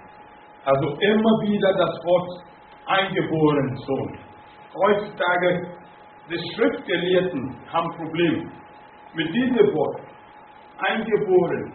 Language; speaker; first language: German; non-native, fluent; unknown